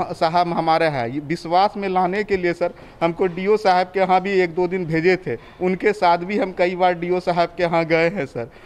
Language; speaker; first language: Hindi; native; Hindi